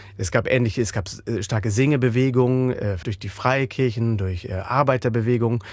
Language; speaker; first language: German; native; German